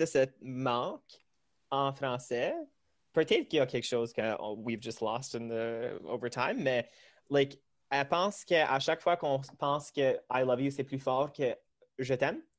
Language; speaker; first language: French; non-native, local second language; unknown